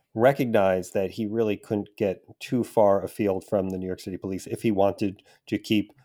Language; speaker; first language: English; native; English